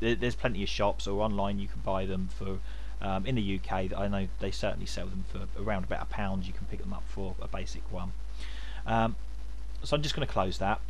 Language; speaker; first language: English; native; English